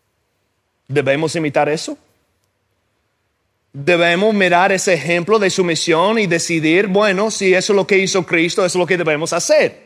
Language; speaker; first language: Spanish; non-native, fluent; English